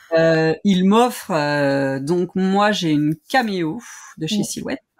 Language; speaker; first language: French; native; French